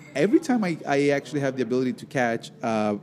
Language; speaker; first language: English; non-native, fluent; Spanish